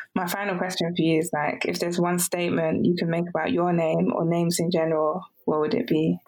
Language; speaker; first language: English; native; English